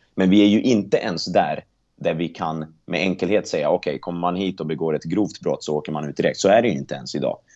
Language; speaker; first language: Swedish; native; Swedish